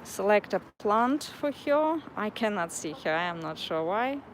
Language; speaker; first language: English; non-native, fluent; Russian